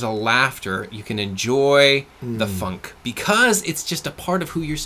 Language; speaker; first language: English; non-native, fluent; French